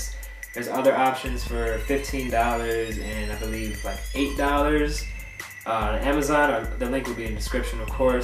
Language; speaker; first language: English; native; English